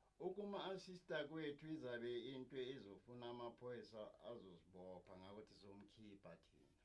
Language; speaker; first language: Zulu; native; Zulu